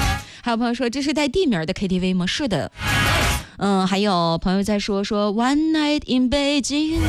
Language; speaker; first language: Chinese; native; Chinese